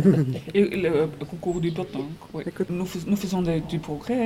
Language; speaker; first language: French; non-native, learner; Dutch